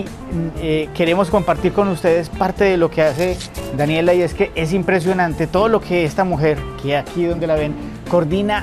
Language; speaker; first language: Spanish; native; Spanish